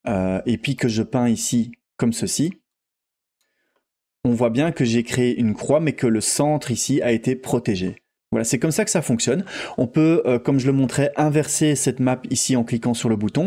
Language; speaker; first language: French; native; French